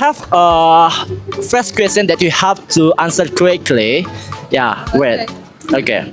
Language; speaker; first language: English; non-native, learner; Indonesian